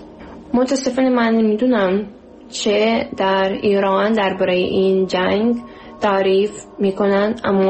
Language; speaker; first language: Persian; non-native, learner; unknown